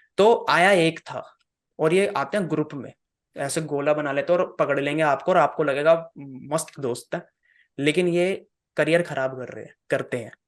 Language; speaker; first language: Hindi; native; Hindi